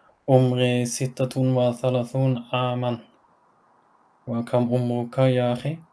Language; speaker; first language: Arabic; non-native, learner; Norwegian